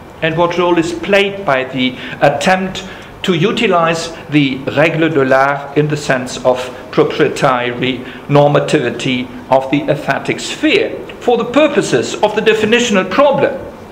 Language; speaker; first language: English; non-native, fluent; German